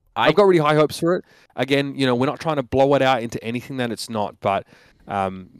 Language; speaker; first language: English; native; English